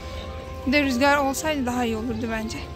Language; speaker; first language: Turkish; early bilingual, other home language; Arabic